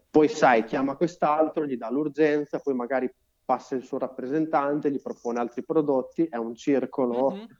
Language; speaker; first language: Italian; native; Italian